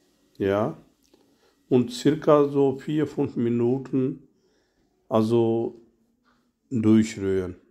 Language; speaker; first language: German; non-native, learner; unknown